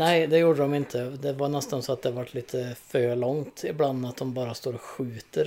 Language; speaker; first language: Swedish; native; Swedish